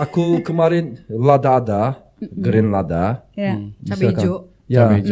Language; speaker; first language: Indonesian; non-native, learner; Turkish